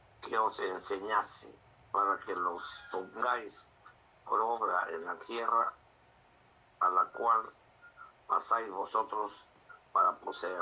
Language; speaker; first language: Spanish; native; Spanish